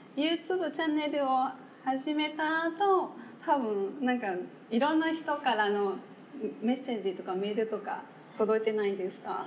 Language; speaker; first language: Japanese; non-native, fluent; Vietnamese